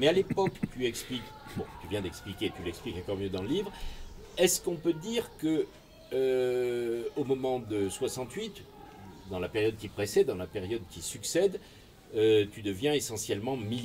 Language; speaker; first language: French; native; French